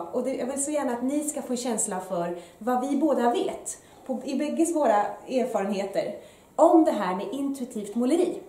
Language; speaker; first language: Swedish; early bilingual, other home language; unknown